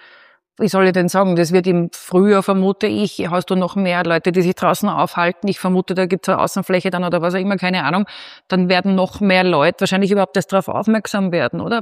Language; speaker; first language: German; native; German